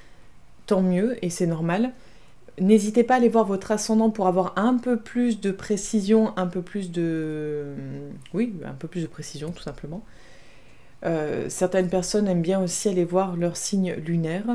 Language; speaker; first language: French; native; French